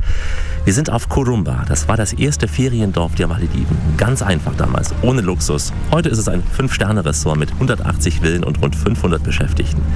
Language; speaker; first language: German; native; German